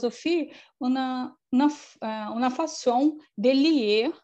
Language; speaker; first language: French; non-native, learner; Portuguese